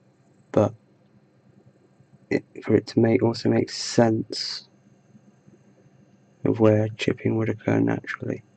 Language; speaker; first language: English; native; English